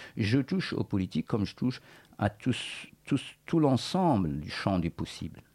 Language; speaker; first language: French; non-native, local second language; Berber languages